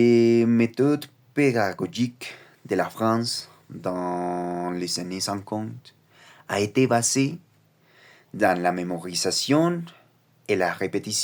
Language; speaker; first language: French; non-native, learner; Spanish